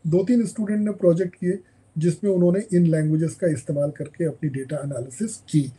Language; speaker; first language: Hindi; native; Hindi